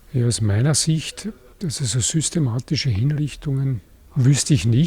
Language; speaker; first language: German; native; German